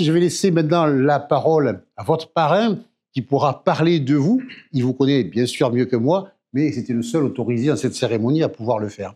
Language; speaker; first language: French; native; French